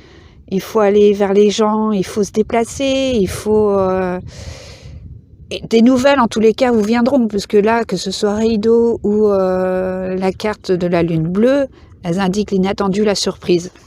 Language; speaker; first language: French; native; French